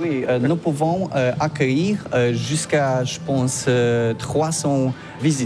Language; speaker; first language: French; non-native, learner; Polish